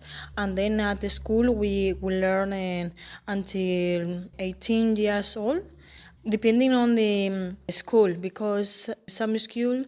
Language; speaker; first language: English; non-native, fluent; Basque